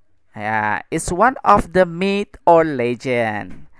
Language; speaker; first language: English; non-native, fluent; Indonesian